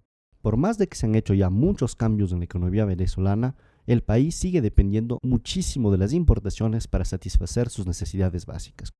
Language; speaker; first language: Spanish; native; Spanish